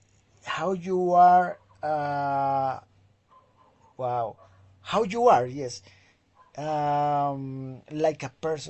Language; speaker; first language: English; non-native, fluent; Spanish